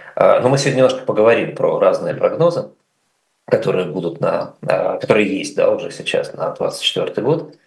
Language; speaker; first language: Russian; native; Russian